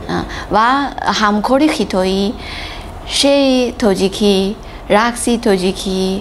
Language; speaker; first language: Persian; non-native, learner; Chinese